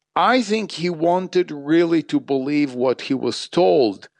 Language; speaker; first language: English; non-native, fluent; Arabic